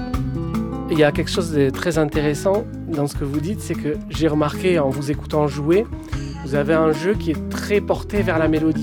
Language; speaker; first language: French; native; French